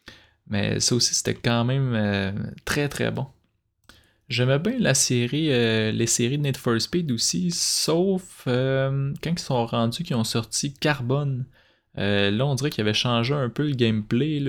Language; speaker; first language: French; native; French